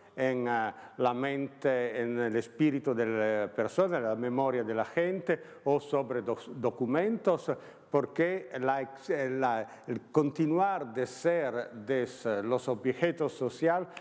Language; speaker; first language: Spanish; non-native, learner; Italian